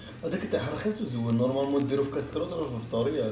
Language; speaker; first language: Arabic; native; Arabic